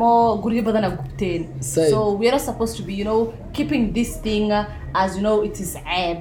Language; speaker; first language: English; non-native, local second language; Somali